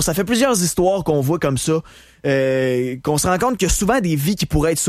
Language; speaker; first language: French; native; French